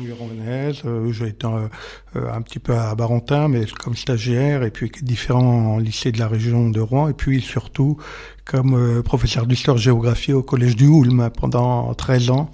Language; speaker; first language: French; native; French